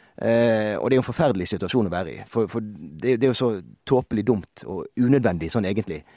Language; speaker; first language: Norwegian; native; Norwegian